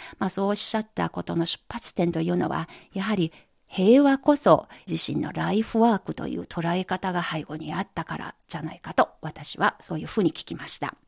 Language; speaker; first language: Japanese; non-native, fluent; Chinese